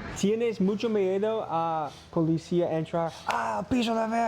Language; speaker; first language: Spanish; non-native, learner; English